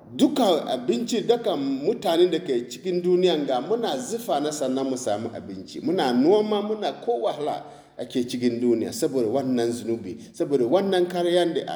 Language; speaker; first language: Hausa; non-native, local second language; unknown